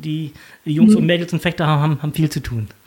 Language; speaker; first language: German; native; German